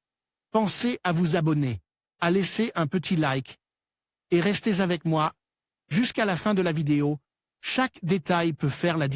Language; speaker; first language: French; native; French